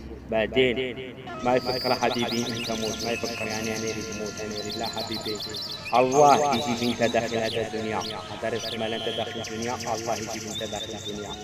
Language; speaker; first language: Arabic; non-native, learner; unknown